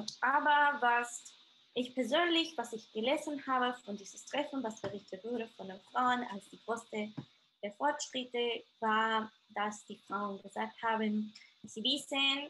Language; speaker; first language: German; non-native, fluent; Spanish